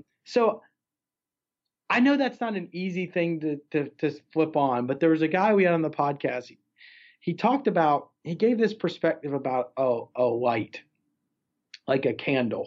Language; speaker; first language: English; native; English